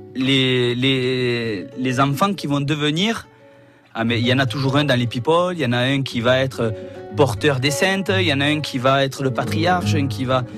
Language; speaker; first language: French; native; French